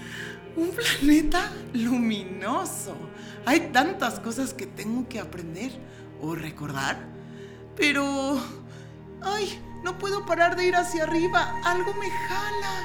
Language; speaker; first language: Spanish; native; Spanish